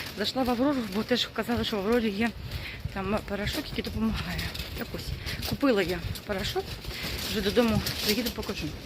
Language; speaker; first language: Ukrainian; non-native, local second language; Russian